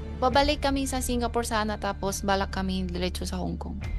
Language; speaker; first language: Filipino; early bilingual, other home language; Chinese